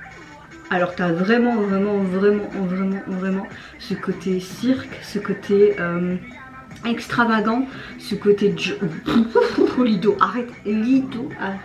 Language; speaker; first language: French; native; French